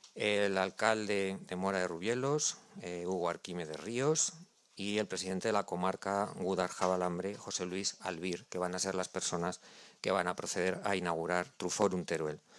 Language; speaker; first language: Spanish; native; Spanish